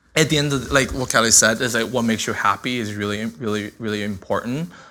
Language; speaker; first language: English; non-native, fluent; Chinese